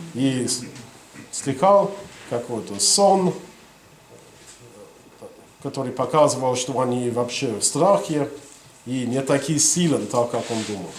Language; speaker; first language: Russian; non-native, fluent; English